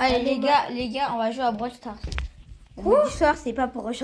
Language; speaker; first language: French; native; French